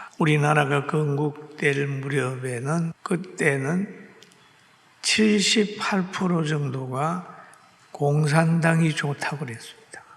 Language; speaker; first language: Korean; native; Korean